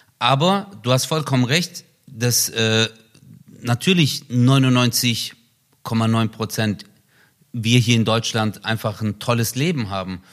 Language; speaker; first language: German; early bilingual, other home language; Turkish